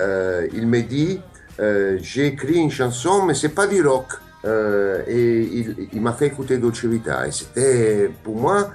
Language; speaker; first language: French; non-native, fluent; Italian